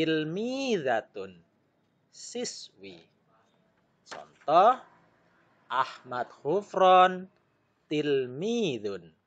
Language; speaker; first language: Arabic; non-native, fluent; Indonesian